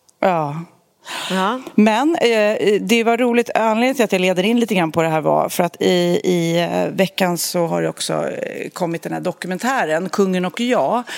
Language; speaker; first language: Swedish; native; Swedish